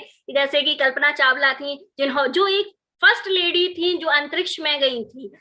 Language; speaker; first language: Hindi; native; Hindi